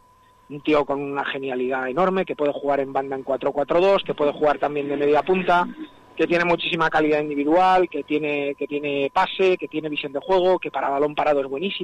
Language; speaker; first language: Spanish; native; Spanish